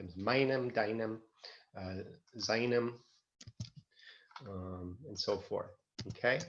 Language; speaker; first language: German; non-native, fluent; English